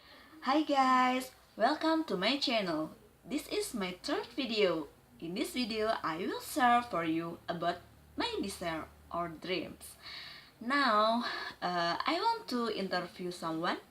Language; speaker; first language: English; non-native, learner; Indonesian